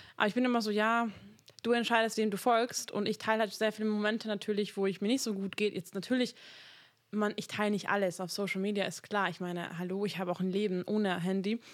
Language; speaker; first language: German; non-native, fluent; Hungarian